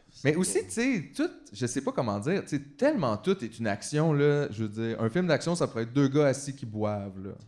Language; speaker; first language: French; native; French